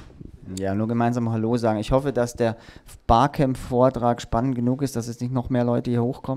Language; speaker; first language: German; native; German